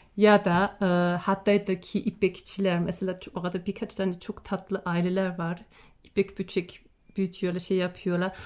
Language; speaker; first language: Turkish; non-native, fluent; German